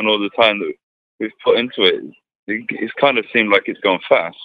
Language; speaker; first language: English; native; English